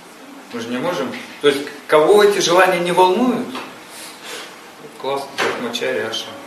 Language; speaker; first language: Russian; native; Russian